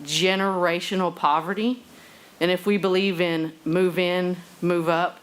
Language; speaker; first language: English; native; English